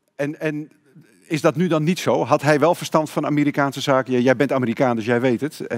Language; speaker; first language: Dutch; native; Dutch